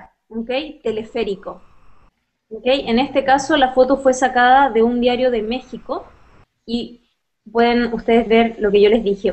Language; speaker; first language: Spanish; native; Spanish